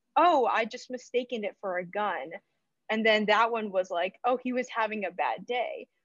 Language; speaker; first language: English; native; English